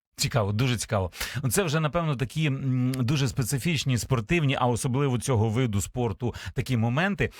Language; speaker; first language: Ukrainian; native; Ukrainian